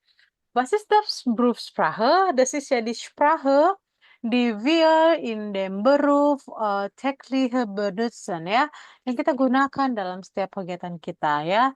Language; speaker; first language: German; non-native, fluent; Indonesian